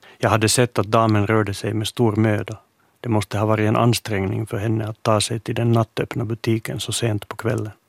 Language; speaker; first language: Swedish; native; Swedish